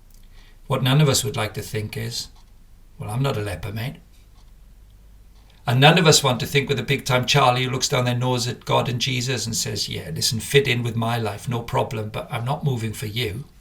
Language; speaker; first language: English; native; English